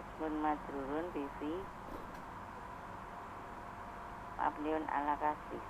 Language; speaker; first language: Arabic; non-native, learner; Indonesian